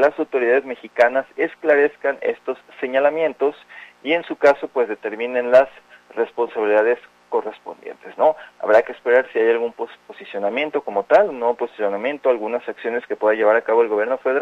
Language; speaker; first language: Spanish; native; Spanish